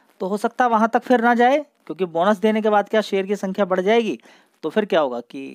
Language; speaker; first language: Hindi; native; Hindi